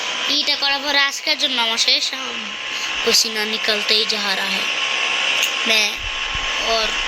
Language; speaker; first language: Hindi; non-native, local second language; Bangla